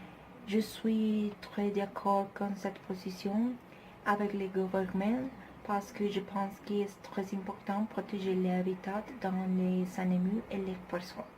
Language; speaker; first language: French; non-native, learner; Spanish